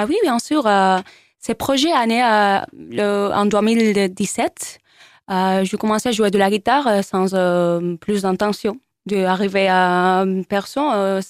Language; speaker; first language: French; non-native, learner; Spanish